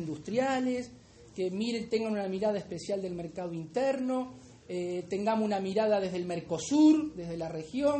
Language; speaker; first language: Spanish; native; Spanish